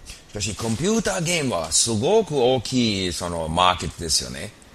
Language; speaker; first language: Japanese; non-native, fluent; English